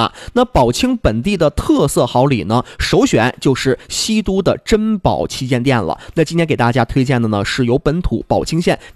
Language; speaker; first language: Chinese; native; Chinese